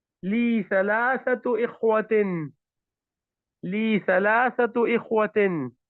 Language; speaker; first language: Arabic; non-native, fluent; Urdu